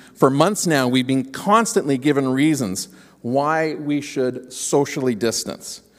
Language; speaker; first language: English; native; English